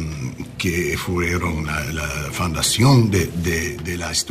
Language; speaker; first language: Spanish; non-native, learner; English